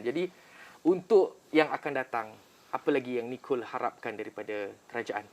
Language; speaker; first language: Malay; native; Malay